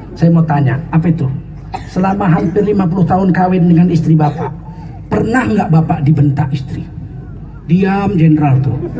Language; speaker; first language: Indonesian; native; Indonesian